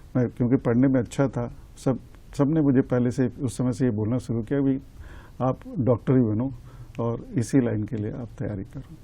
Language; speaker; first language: Hindi; native; Hindi